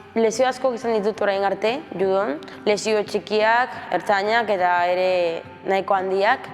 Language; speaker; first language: Basque; early bilingual, other home language; Spanish